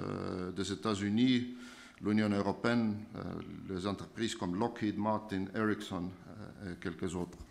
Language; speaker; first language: French; non-native, fluent; Estonian